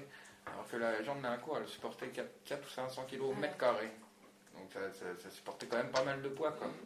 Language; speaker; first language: French; native; French